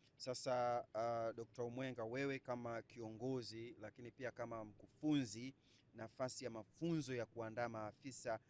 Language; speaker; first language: Swahili; native; Swahili